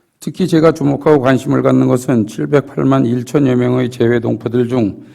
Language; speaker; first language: Korean; native; Korean